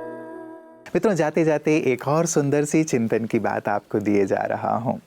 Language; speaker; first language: Hindi; native; Hindi